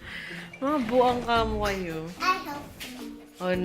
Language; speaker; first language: Filipino; native; Filipino